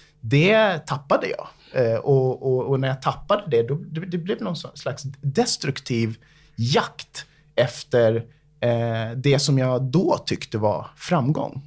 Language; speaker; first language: Swedish; early bilingual, other home language; English